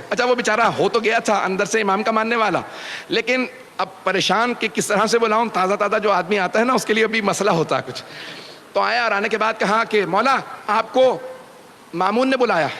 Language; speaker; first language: Urdu; native; Urdu